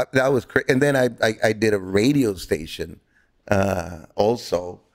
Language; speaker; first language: English; non-native, fluent; Spanish